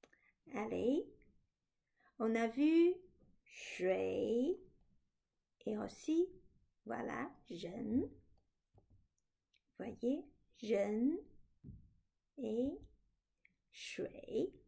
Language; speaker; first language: French; non-native, fluent; Chinese